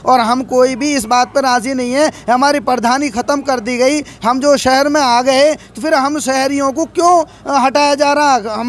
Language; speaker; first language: Hindi; native; Hindi